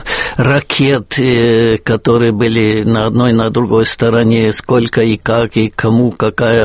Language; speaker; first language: Russian; non-native, fluent; German